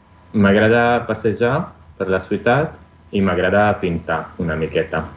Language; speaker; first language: Catalan; non-native, learner; Italian